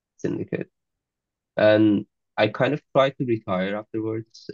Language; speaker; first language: English; non-native, fluent; Azerbaijani